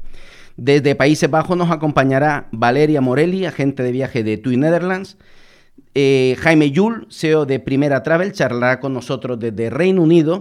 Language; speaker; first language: Spanish; native; Spanish